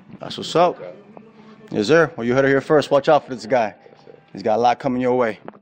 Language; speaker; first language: English; early bilingual, other home language; Spanish